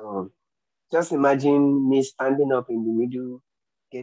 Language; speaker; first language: English; non-native, local second language; Yoruba